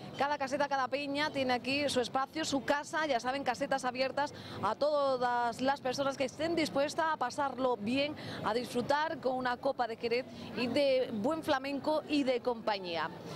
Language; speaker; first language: Spanish; native; Spanish